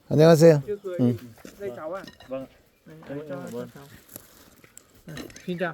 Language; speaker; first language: Korean; native; Korean